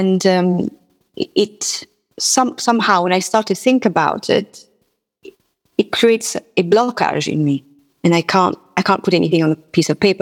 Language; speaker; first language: English; non-native, fluent; Morisyen